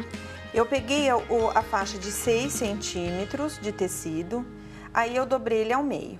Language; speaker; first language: Portuguese; native; Portuguese